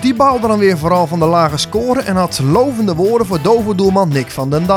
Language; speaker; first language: Dutch; native; Dutch